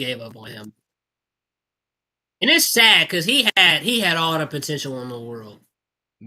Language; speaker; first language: English; native; English